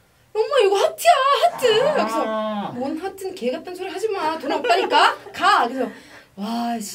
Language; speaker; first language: Korean; non-native, fluent; Arabic